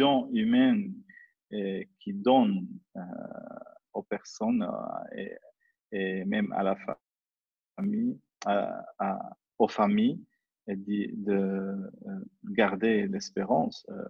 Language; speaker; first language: French; non-native, fluent; Arabic